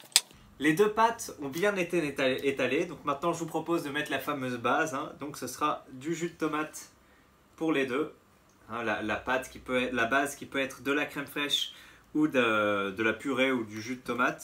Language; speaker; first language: French; native; French